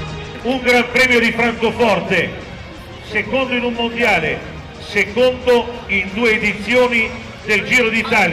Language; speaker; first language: Italian; native; Italian